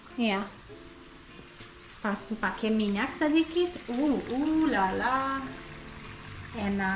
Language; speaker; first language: Indonesian; non-native, learner; Serbian